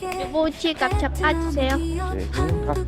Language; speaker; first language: Korean; non-native, learner; Vietnamese